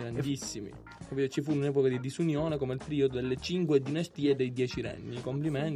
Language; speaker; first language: Italian; native; Italian